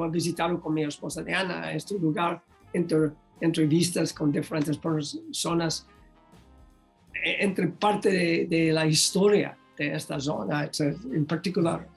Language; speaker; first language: Spanish; non-native, learner; English